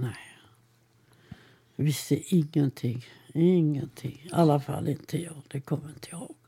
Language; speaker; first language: Swedish; non-native, fluent; Hungarian